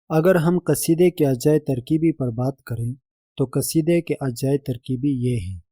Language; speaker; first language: Urdu; native; Urdu